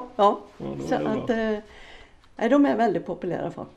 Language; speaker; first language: Swedish; native; Swedish